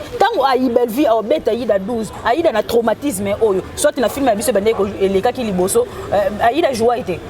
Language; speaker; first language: Lingala; native; Lingala